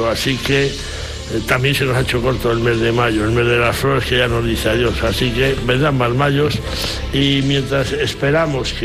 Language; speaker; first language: Spanish; native; Spanish